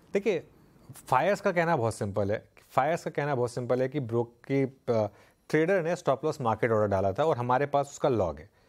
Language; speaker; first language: Hindi; native; Hindi